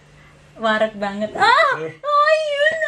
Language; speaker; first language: English; non-native, learner; Indonesian